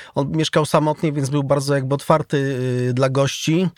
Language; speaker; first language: Polish; native; Polish